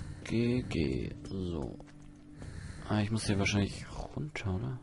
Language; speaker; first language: German; native; German